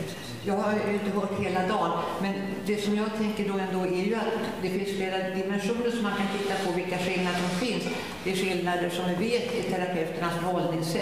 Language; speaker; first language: Swedish; native; Swedish